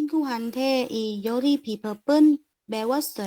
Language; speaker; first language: Korean; non-native, learner; Vietnamese